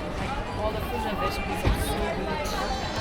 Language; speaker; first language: English; non-native, fluent; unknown